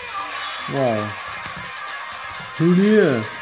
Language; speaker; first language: French; non-native, fluent; Arabic